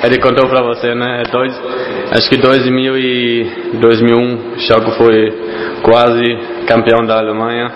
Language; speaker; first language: Portuguese; non-native, fluent; German